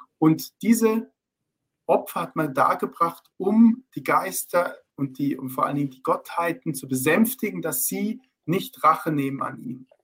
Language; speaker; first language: German; early bilingual, heritage; German